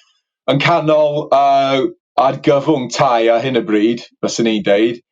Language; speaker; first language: Welsh; native; Welsh